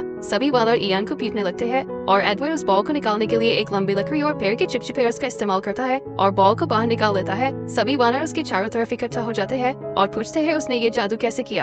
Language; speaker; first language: Hindi; native; Hindi